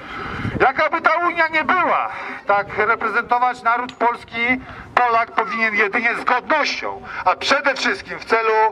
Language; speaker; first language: Polish; native; Polish